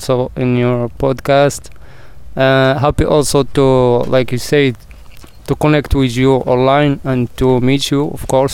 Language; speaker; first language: English; non-native, learner; Arabic